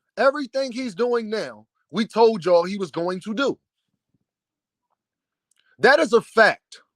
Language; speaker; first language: English; native; English